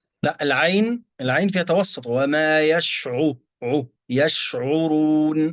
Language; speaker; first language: Arabic; native; Arabic